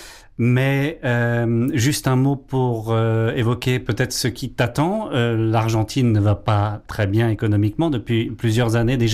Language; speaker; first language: French; non-native, fluent; Spanish